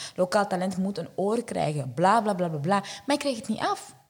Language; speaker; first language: Dutch; early bilingual, other home language; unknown